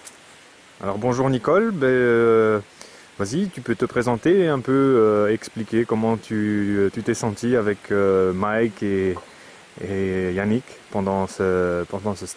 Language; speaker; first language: French; native; French